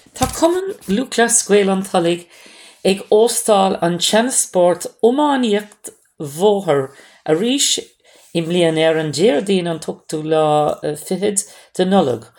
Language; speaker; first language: Irish; non-native, local second language; English